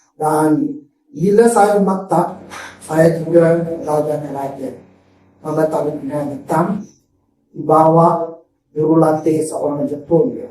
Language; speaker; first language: Malay; non-native, local second language; Chinese